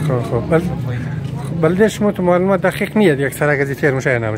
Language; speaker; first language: Persian; native; Persian